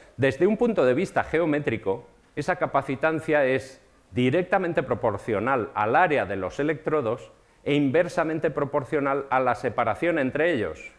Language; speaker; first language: Spanish; native; Spanish